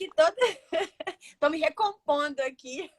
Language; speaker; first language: Portuguese; native; Portuguese